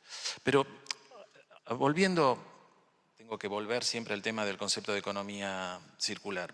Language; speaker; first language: Spanish; native; Spanish